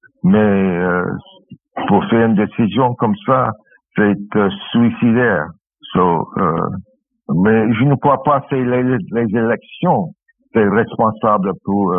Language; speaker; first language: French; non-native, fluent; English